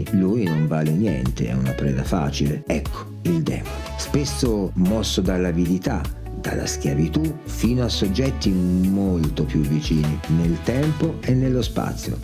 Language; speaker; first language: Italian; native; Italian